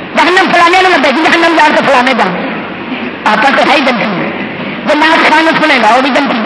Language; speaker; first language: Urdu; non-native, local second language; Saraiki